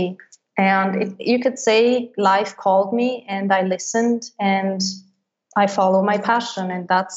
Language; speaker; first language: English; non-native, fluent; Swiss German